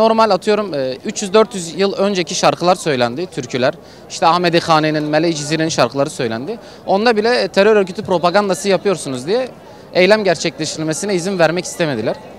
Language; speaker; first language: Turkish; non-native, local second language; Kurdish